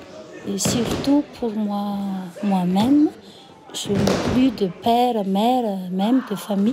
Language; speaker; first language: French; non-native, local second language; Malagasy